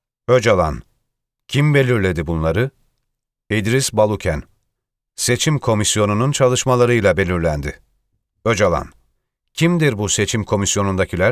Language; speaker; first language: Turkish; native; Turkish